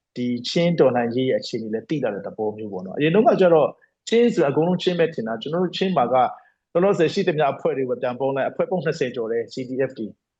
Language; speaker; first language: Burmese; non-native, local second language; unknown